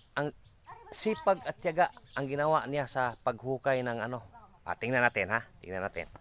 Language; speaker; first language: Filipino; non-native, local second language; Cebuano